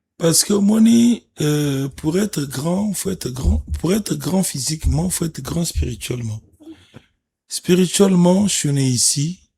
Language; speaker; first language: French; non-native, local second language; Lingala